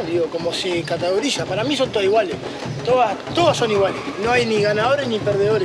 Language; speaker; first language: Spanish; native; Spanish